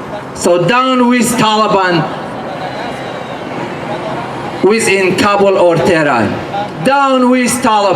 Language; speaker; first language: English; non-native, fluent; Persian